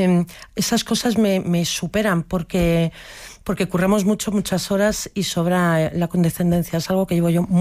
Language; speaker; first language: Spanish; native; Spanish